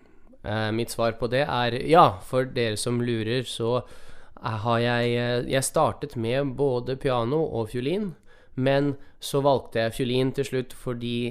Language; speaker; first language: Norwegian; early bilingual, other home language; Russian